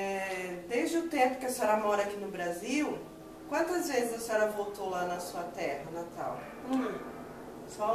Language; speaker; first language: Portuguese; native; Portuguese